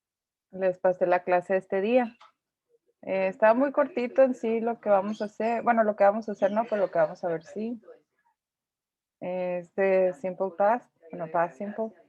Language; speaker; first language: Spanish; native; Spanish